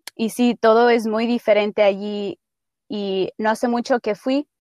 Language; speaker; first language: Spanish; early bilingual, heritage; Spanish